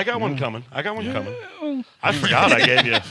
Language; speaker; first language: English; native; English